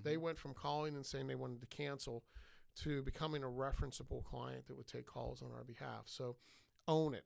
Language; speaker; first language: English; native; English